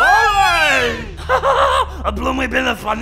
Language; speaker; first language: Spanish; non-native, learner; French